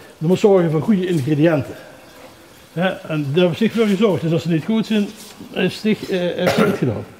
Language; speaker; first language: Dutch; native; Dutch